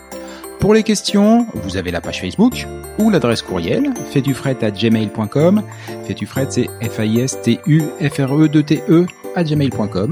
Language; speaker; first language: French; native; French